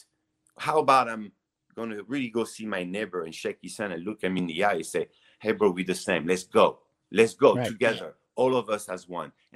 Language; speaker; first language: English; non-native, fluent; French